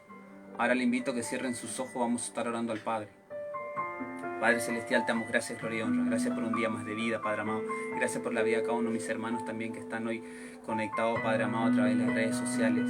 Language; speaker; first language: Spanish; native; Spanish